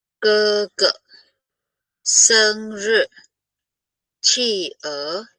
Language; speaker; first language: Chinese; non-native, fluent; Filipino